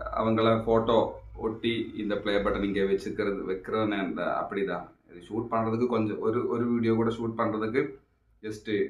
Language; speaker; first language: Tamil; non-native, local second language; Malayalam